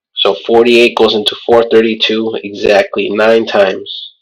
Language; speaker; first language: English; native; English